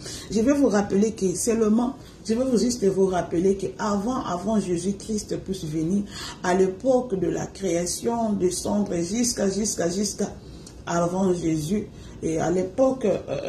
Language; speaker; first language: French; non-native, local second language; Lingala